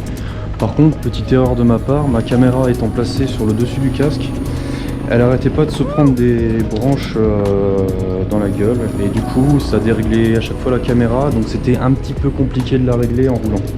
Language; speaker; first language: French; native; French